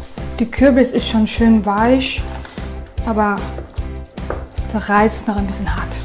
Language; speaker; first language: German; non-native, fluent; Italian